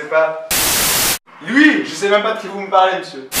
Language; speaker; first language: French; native; French